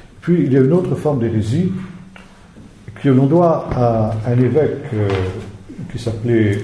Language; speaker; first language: French; native; French